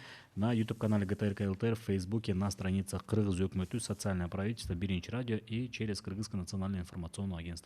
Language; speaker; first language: Russian; non-native, local second language; Kyrgyz